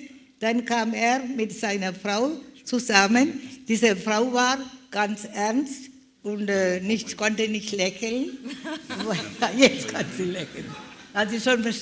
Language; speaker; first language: German; non-native, learner; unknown